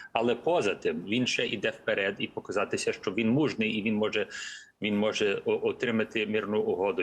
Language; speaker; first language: Ukrainian; early bilingual, heritage; English